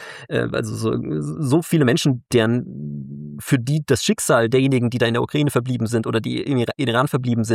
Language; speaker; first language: German; native; German